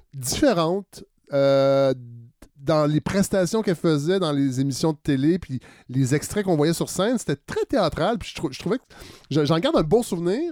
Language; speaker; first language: French; native; French